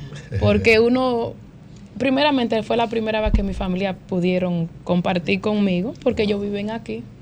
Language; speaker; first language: Spanish; early bilingual, heritage; Spanish